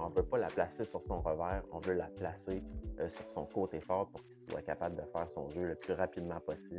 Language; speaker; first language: French; native; French